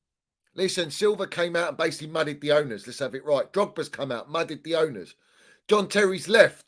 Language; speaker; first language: English; native; English